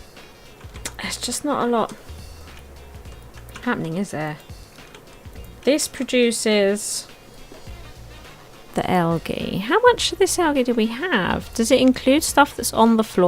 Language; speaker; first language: English; native; English